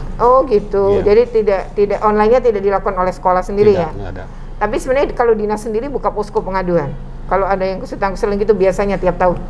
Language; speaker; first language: Indonesian; native; Indonesian